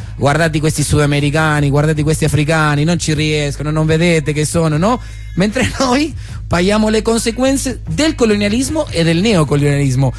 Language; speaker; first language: Italian; non-native, fluent; Spanish